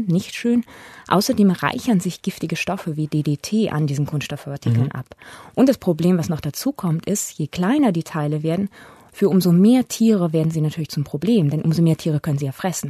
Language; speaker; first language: German; native; German